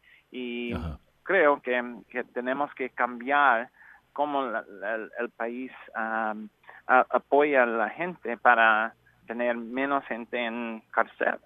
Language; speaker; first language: Spanish; non-native, learner; English